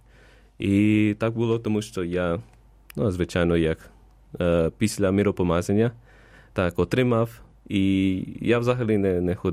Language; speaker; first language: Ukrainian; non-native, fluent; Spanish